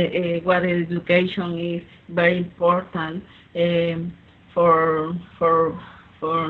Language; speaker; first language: English; non-native, learner; Spanish